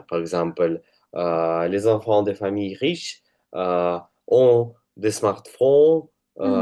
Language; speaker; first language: French; non-native, learner; Russian